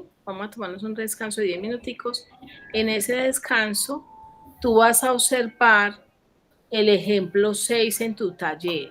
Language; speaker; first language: Spanish; native; Spanish